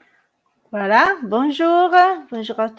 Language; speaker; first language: French; non-native, learner; Italian